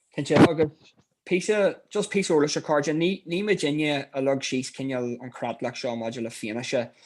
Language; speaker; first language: Irish; native; Irish